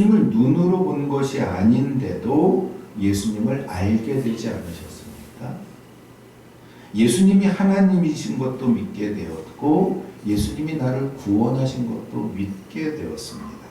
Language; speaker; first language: Korean; native; Korean